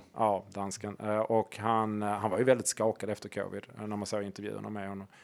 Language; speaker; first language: Swedish; native; Swedish